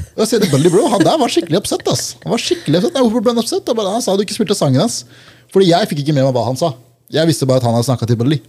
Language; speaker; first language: Norwegian; early bilingual, other home language; Punjabi